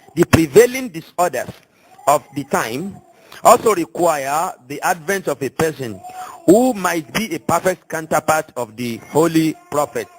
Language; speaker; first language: English; non-native, local second language; Yoruba